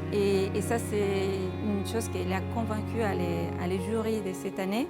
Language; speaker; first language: French; non-native, fluent; Japanese